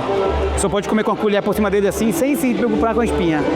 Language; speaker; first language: Portuguese; native; Portuguese